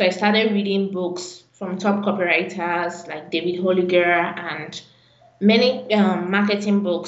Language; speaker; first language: English; non-native, local second language; Yoruba